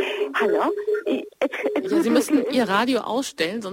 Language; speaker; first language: German; native; German